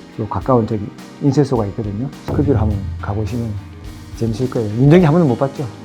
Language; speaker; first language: Korean; native; Korean